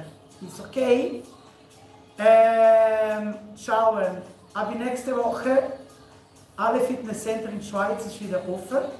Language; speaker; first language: German; non-native, learner; Spanish